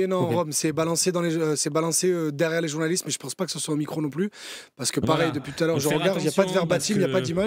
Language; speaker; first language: French; native; French